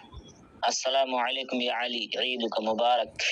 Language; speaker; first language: Arabic; non-native, learner; Bangla